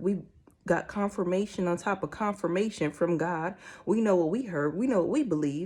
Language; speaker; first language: English; native; English